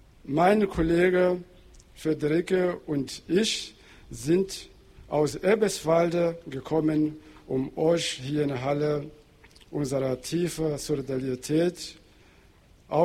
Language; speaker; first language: German; non-native, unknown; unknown